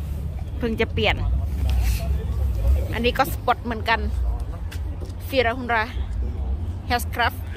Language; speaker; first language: Swedish; non-native, learner; Thai